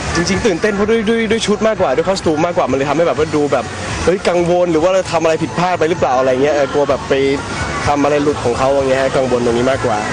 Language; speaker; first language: Thai; native; Thai